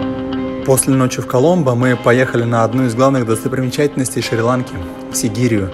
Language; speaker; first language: Russian; native; Russian